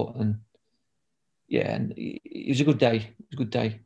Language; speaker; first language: English; native; English